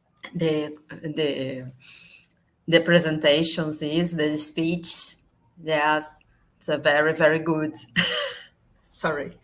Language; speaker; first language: English; non-native, learner; Portuguese